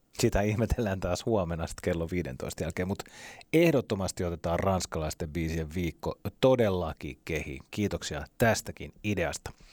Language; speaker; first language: Finnish; native; Finnish